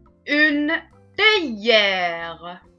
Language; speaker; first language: French; non-native, local second language; Arabic